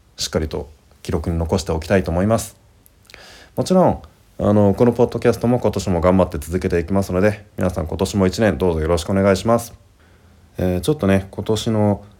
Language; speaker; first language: Japanese; native; Japanese